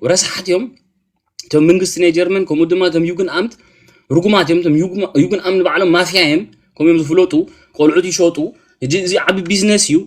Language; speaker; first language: Tigrinya; early bilingual, heritage; Tigrinya